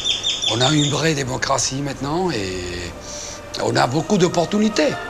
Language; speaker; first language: French; non-native, fluent; Spanish